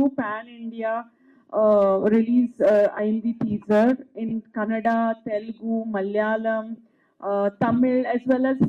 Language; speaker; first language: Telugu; non-native, fluent; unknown